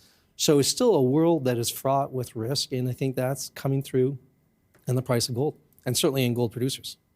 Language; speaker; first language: English; native; English